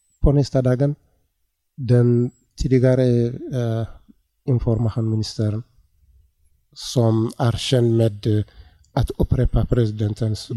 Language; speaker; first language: Swedish; non-native, learner; Tigrinya